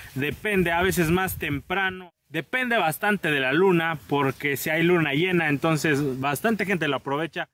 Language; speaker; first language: Spanish; non-native, local second language; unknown